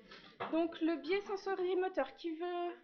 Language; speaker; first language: French; native; French